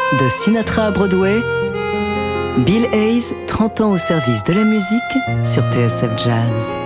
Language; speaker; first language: French; native; French